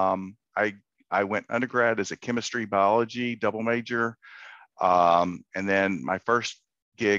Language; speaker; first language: English; native; English